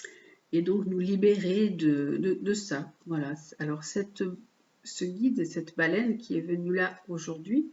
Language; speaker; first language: French; native; French